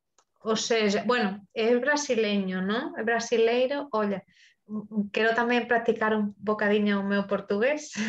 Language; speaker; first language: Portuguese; non-native, learner; Spanish